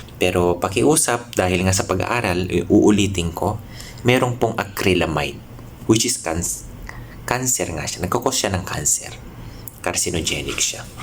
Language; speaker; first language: Filipino; non-native, local second language; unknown